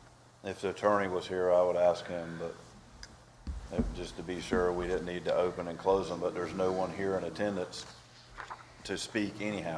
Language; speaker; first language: English; native; English